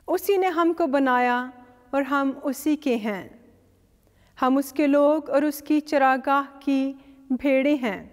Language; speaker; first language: Urdu; native; Urdu